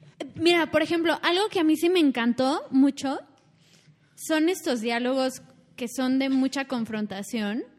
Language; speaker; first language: Spanish; native; Spanish